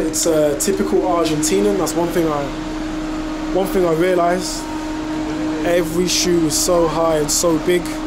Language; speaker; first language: English; native; English